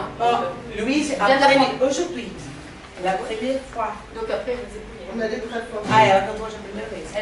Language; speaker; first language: French; non-native, learner; Portuguese